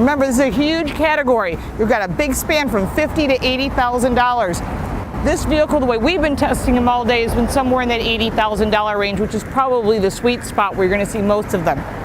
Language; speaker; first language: English; native; English